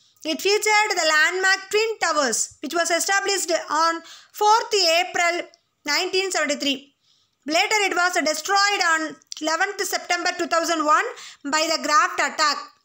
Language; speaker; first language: English; non-native, local second language; Tamil